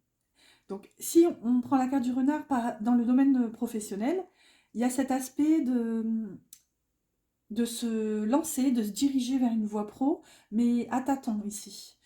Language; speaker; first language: French; native; French